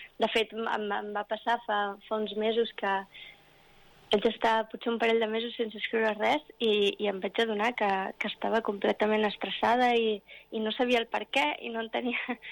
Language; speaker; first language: Catalan; non-native, local second language; English